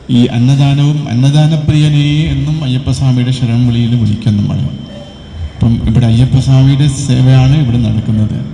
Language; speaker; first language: Malayalam; non-native, local second language; Kannada